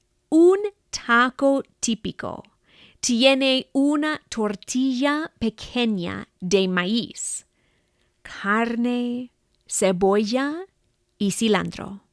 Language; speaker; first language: Spanish; non-native, fluent; English